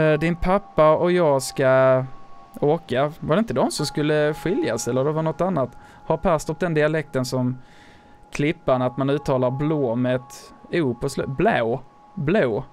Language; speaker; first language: Swedish; native; Swedish